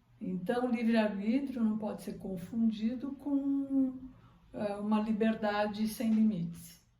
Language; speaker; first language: Portuguese; early bilingual, other home language; Armenian